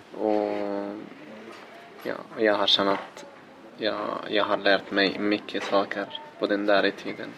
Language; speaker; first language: Swedish; non-native, learner; Arabic